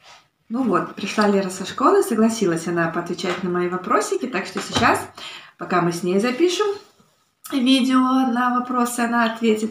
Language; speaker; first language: Russian; native; Russian